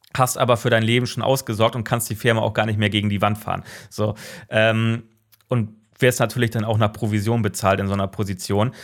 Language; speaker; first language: German; native; German